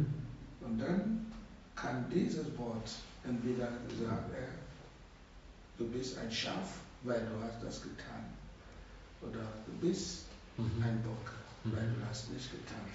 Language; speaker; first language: German; non-native, learner; Russian